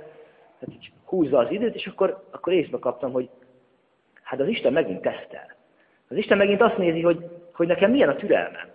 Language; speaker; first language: Hungarian; native; Hungarian